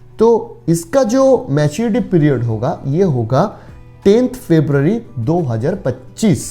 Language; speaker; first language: Hindi; non-native, local second language; Bangla